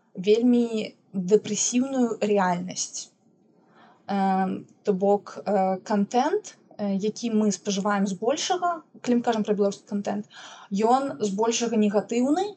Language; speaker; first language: Belarusian; non-native, local second language; Russian